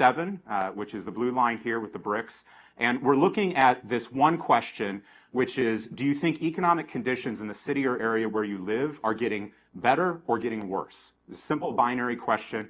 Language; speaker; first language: English; native; English